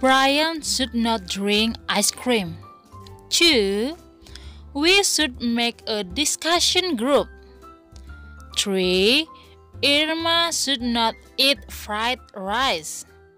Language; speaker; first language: English; non-native, fluent; Indonesian